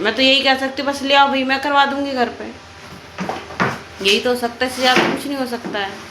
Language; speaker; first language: Hindi; native; Hindi